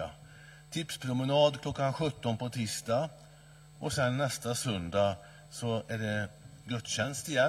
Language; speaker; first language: Swedish; native; Swedish